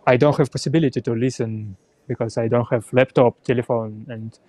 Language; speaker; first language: English; non-native, learner; Russian